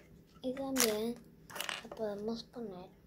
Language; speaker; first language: Spanish; early bilingual, heritage; Spanish